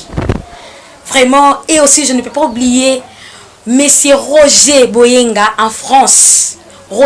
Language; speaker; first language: French; non-native, local second language; Lingala